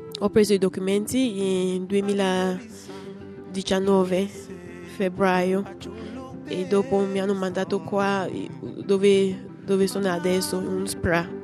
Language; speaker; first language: Italian; non-native, learner; English